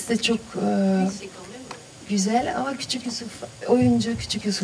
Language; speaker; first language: Turkish; early bilingual, heritage; Turkish